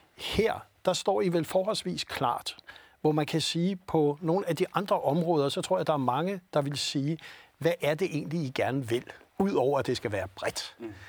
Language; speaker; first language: Danish; native; Danish